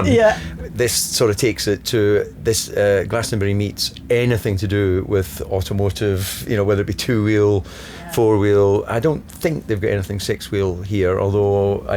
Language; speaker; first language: English; native; English